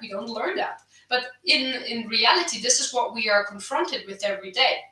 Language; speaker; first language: English; non-native, fluent; German